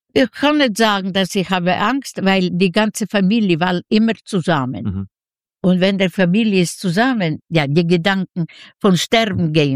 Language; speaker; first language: German; non-native, fluent; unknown